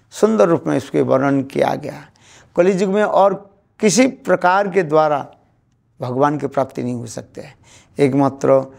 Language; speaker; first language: Hindi; non-native, local second language; Bangla